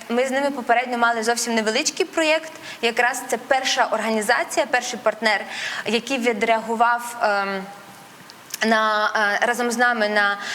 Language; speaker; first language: Ukrainian; non-native, local second language; Russian